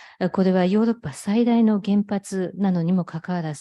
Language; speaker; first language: Japanese; native; Japanese